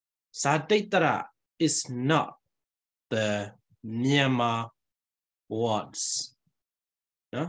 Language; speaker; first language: English; non-native, fluent; Burmese